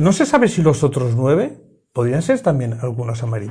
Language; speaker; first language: Spanish; native; Spanish